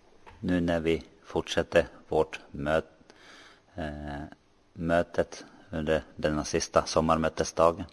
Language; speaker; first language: Swedish; non-native, local second language; Finnish